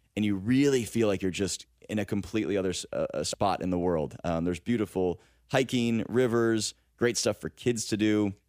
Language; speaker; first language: English; native; English